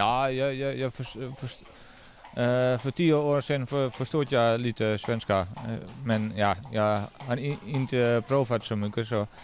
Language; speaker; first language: Swedish; non-native, learner; Dutch